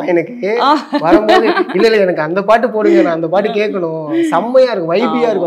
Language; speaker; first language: Tamil; native; Tamil